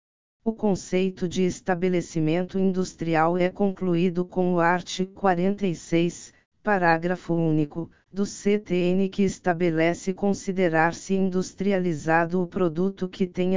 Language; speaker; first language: Portuguese; native; Portuguese